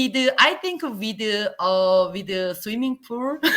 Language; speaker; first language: English; non-native, learner; Korean